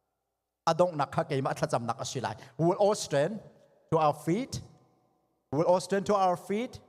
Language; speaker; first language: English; non-native, fluent; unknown